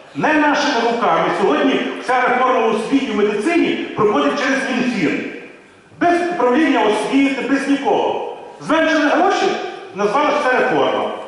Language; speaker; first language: Ukrainian; native; Ukrainian